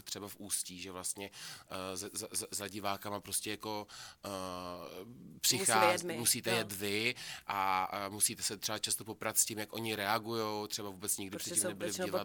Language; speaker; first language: Czech; native; Czech